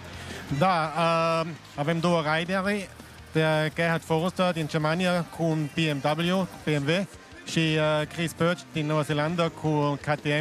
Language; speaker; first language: Romanian; non-native, learner; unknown